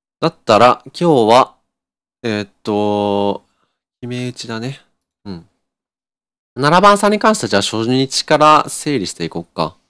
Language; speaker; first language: Japanese; native; Japanese